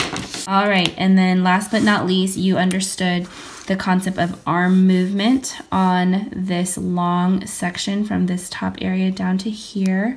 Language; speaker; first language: English; native; English